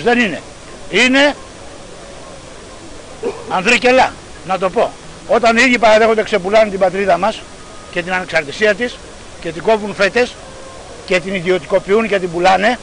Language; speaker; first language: Greek; native; Greek